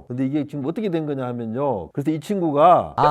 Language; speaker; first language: Korean; native; Korean